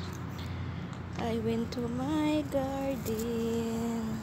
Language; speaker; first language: English; non-native, learner; Filipino